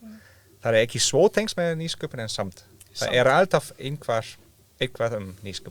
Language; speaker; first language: Icelandic; non-native, learner; German